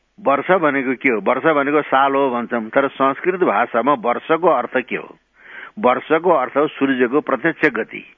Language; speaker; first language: Nepali; non-native, local second language; Gurung